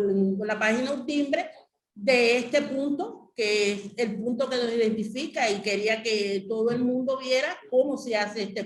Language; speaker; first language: Spanish; native; Spanish